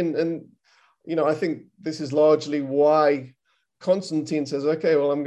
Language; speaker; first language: English; native; English